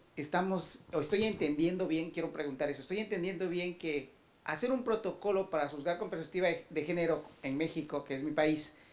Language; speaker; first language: Spanish; native; Spanish